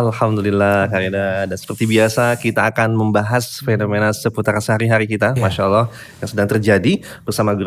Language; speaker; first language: Indonesian; native; Indonesian